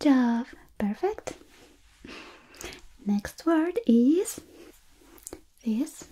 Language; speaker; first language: English; non-native, fluent; Spanish